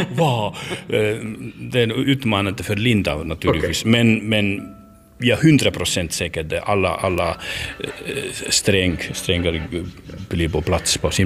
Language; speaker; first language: Swedish; non-native, learner; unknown